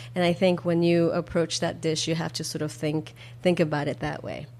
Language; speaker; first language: English; early bilingual, other home language; Korean